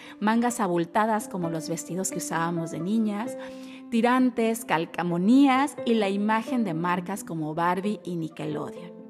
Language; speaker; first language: Spanish; native; Spanish